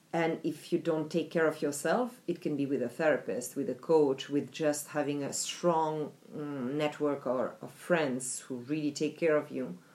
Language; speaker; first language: English; non-native, fluent; French